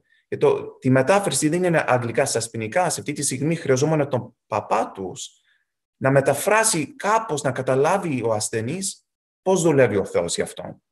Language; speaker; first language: Greek; early bilingual, heritage; Greek